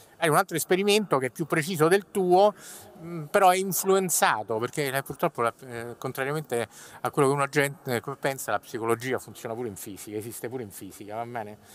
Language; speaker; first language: Italian; native; Italian